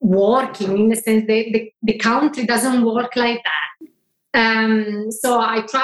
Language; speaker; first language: English; non-native, fluent; Italian